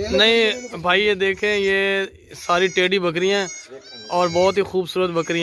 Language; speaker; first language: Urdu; non-native, local second language; Punjabi